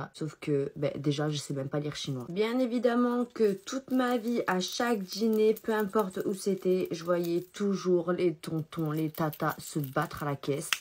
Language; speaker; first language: French; early bilingual, other home language; Chinese